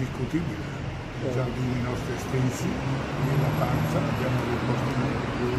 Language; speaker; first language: Italian; native; Italian